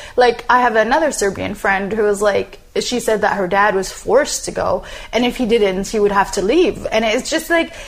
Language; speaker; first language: English; non-native, fluent; Arabic